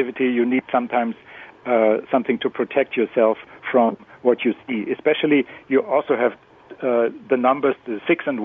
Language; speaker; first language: English; non-native, fluent; German